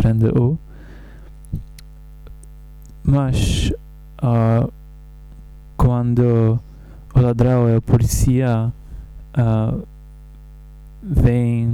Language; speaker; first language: Portuguese; non-native, learner; English